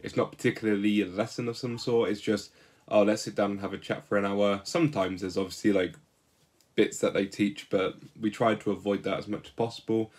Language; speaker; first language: English; native; English